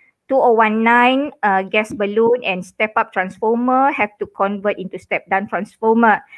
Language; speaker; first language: English; non-native, local second language; Malay